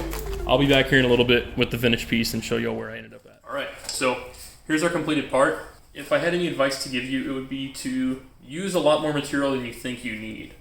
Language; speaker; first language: English; native; English